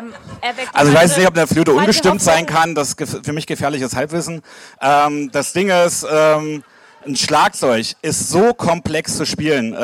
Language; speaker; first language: German; native; German